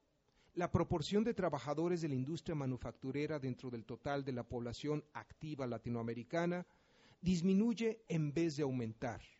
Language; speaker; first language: Spanish; native; Spanish